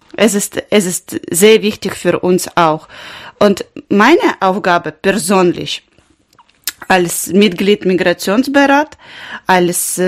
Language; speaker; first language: German; non-native, learner; Ukrainian